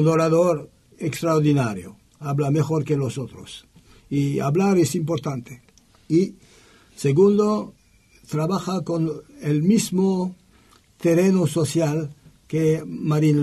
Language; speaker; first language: Spanish; non-native, learner; French